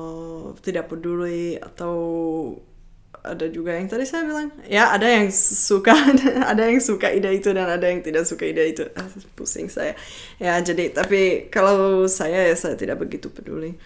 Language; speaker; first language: Indonesian; non-native, fluent; Czech